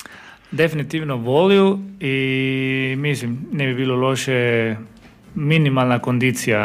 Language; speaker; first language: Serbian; non-native, learner; Spanish